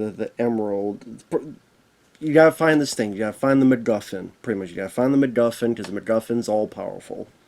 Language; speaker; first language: English; native; English